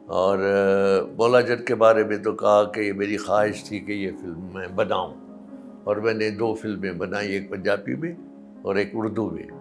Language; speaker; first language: Urdu; non-native, local second language; Sindhi